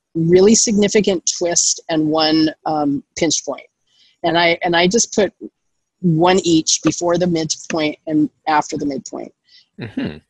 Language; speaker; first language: English; native; English